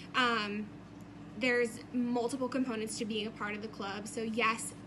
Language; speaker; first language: English; native; English